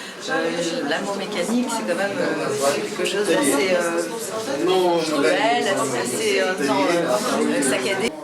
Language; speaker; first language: French; native; French